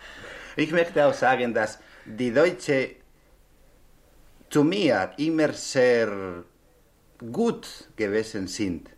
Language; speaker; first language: German; non-native, learner; Spanish